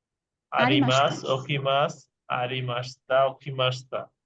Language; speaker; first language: Japanese; non-native, fluent; Bangla